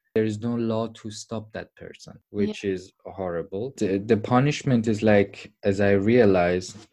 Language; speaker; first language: English; non-native, fluent; Persian